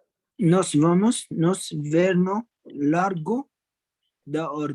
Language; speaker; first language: Portuguese; non-native, learner; Arabic